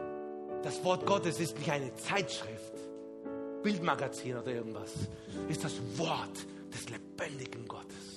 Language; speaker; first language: German; non-native, fluent; Spanish